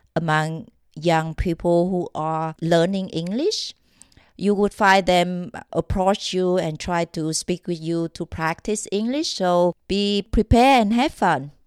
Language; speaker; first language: English; non-native, fluent; Vietnamese